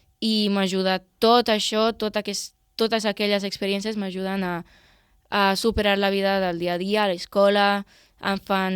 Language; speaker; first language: Catalan; non-native, local second language; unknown